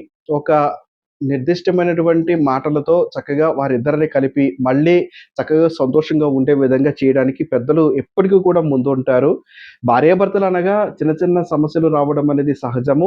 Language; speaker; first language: Telugu; native; Telugu